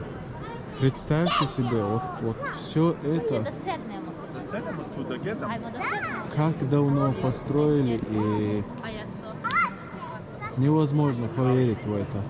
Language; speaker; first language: Russian; non-native, local second language; Chechen